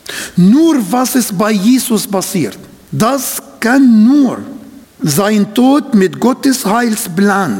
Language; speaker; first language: German; non-native, fluent; Arabic